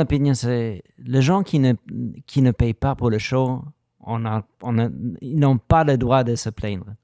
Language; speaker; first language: French; non-native, learner; German